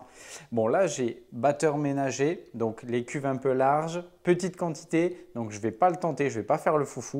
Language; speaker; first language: French; native; French